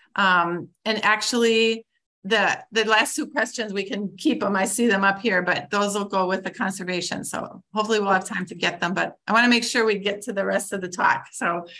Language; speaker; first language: English; native; English